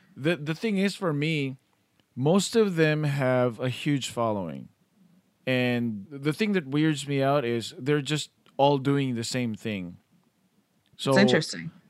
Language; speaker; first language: English; non-native, local second language; Filipino